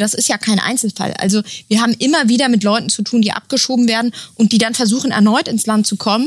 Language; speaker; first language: German; native; German